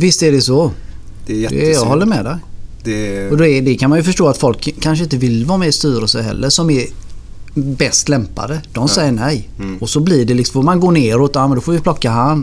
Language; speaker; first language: Swedish; native; Swedish